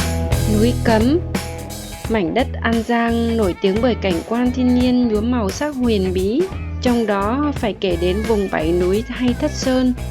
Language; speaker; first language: Vietnamese; native; Vietnamese